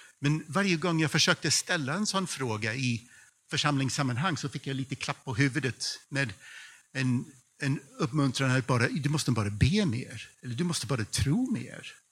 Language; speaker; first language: Swedish; non-native, fluent; English